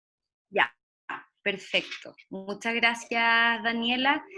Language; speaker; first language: Spanish; native; Spanish